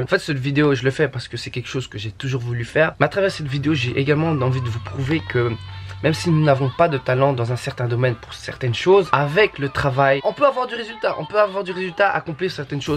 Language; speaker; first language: French; native; French